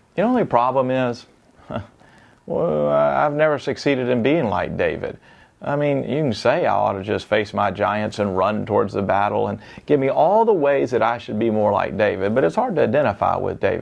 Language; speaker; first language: English; native; English